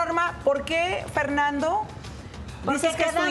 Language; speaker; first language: Spanish; native; Spanish